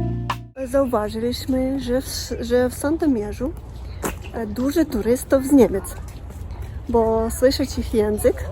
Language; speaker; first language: Polish; non-native, learner; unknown